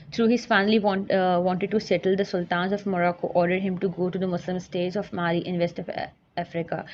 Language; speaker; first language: English; non-native, local second language; Urdu